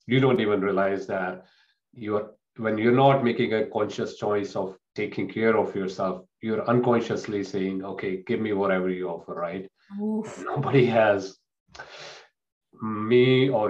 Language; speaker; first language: English; non-native, local second language; Punjabi